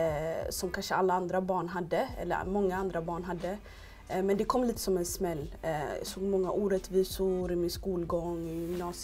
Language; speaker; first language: Swedish; early bilingual, other home language; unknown